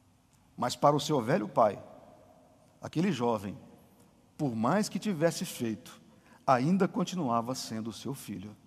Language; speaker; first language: Portuguese; native; Portuguese